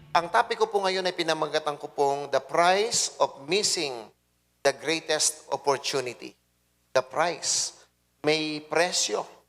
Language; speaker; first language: Filipino; non-native, local second language; Pampanga